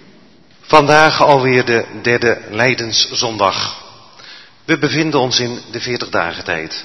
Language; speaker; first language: Dutch; native; Dutch